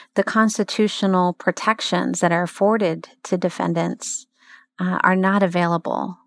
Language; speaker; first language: English; native; English